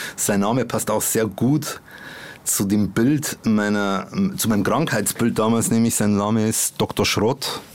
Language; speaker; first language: German; native; German